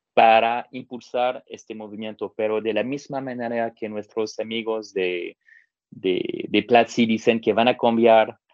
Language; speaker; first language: Spanish; non-native, fluent; French